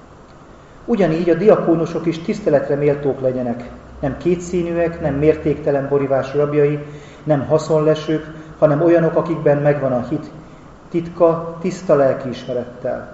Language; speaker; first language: Hungarian; native; Hungarian